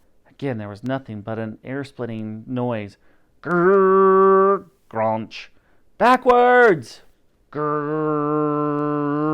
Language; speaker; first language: English; native; English